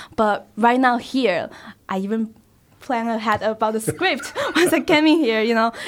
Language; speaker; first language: English; non-native, fluent; Chinese